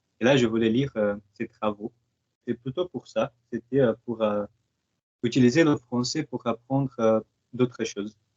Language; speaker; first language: French; non-native, fluent; Portuguese